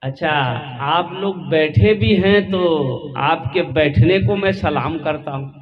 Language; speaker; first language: Hindi; non-native, local second language; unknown